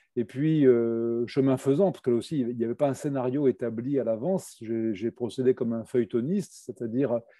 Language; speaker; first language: French; native; French